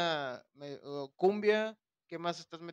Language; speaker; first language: Spanish; native; Spanish